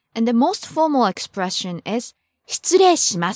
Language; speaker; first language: English; non-native, fluent; Japanese